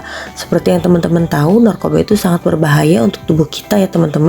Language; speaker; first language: Indonesian; native; Indonesian